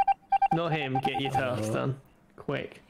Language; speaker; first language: English; native; English